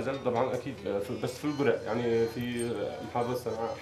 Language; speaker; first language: Arabic; native; Arabic